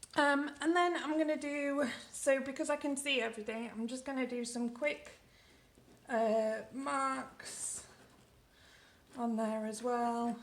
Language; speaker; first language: English; native; English